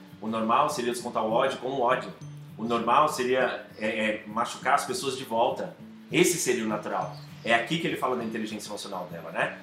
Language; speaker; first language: Portuguese; native; Portuguese